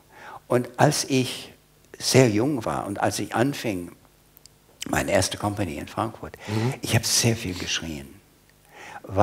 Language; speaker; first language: German; non-native, fluent; English